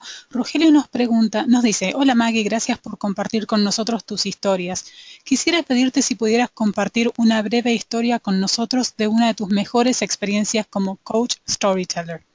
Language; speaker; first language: Spanish; native; Spanish